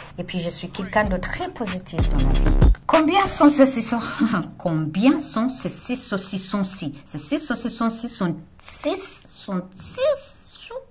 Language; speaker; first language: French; non-native, fluent; Ganda